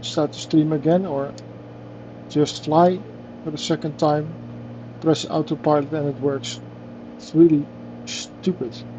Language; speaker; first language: English; non-native, fluent; Dutch